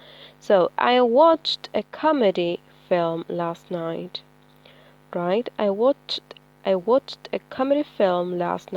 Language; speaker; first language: English; non-native, fluent; Spanish